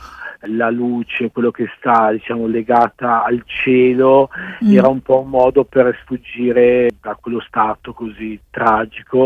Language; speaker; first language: Italian; native; Italian